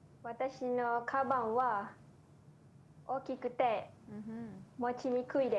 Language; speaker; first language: Japanese; non-native, learner; Malay